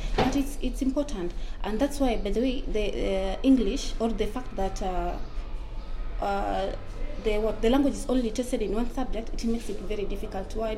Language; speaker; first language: English; non-native, local second language; Swahili